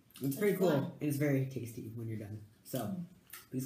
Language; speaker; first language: English; native; English